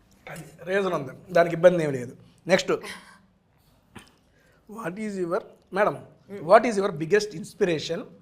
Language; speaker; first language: Telugu; native; Telugu